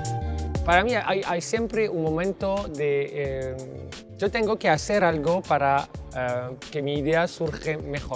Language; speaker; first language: Spanish; non-native, fluent; French